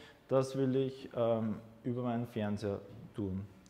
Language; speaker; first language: German; native; German